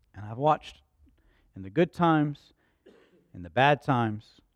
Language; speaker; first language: English; native; English